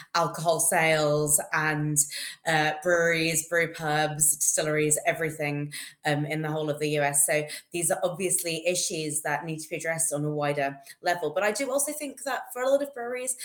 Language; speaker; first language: English; native; English